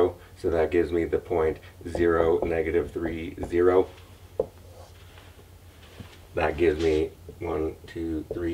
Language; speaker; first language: English; native; English